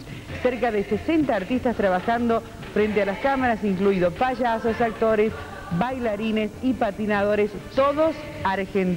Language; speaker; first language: Spanish; native; Spanish